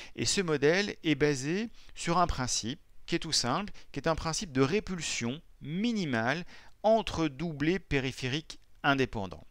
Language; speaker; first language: French; native; French